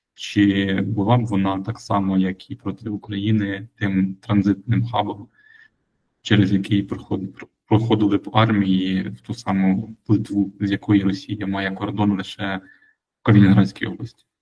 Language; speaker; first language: Ukrainian; native; Ukrainian